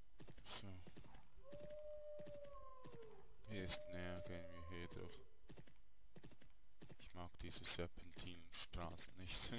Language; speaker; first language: German; native; German